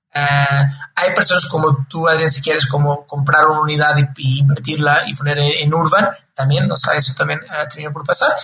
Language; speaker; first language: Spanish; non-native, fluent; Portuguese